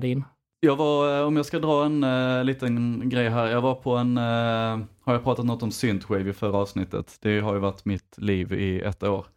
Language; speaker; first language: Swedish; native; Swedish